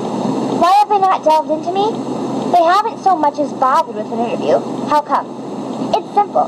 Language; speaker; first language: English; native; English